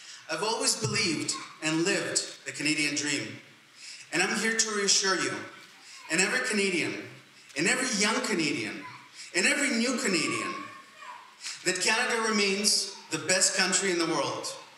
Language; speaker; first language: English; non-native, fluent; Russian